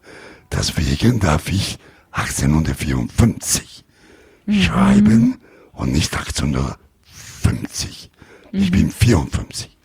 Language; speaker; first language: German; non-native, learner; Italian